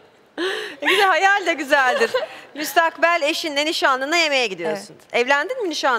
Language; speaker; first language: Turkish; native; Turkish